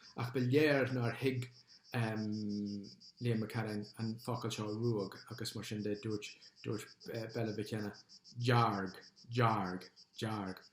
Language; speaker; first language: Irish; non-native, local second language; English